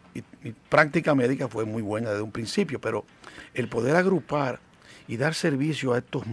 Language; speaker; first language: Spanish; native; Spanish